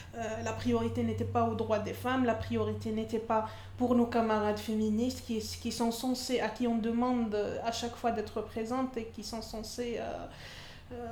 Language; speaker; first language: French; non-native, local second language; Arabic